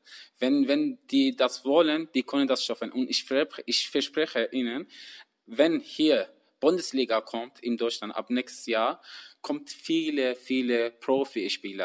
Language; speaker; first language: German; non-native, learner; Persian